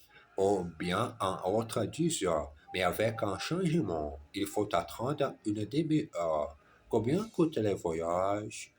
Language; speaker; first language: French; non-native, learner; German